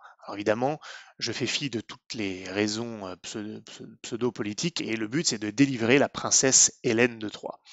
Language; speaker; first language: French; native; French